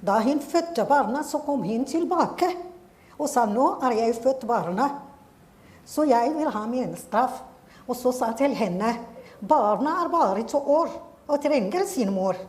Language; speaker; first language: Norwegian; non-native, fluent; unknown